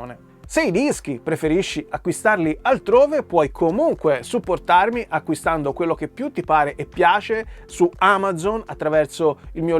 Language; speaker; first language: Italian; native; Italian